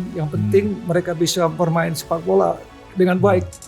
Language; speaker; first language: Indonesian; non-native, local second language; Dutch